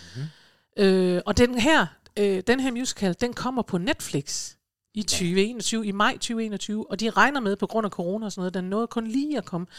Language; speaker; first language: Danish; native; Danish